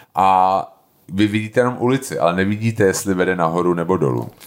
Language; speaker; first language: Czech; native; Czech